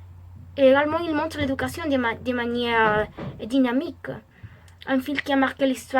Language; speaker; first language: French; non-native, learner; Spanish